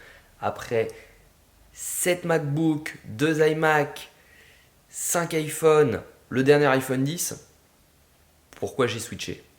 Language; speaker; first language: French; native; French